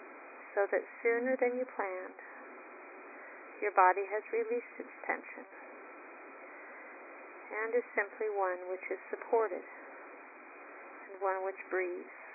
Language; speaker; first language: English; native; English